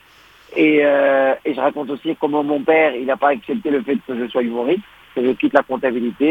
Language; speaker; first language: French; non-native, local second language; Arabic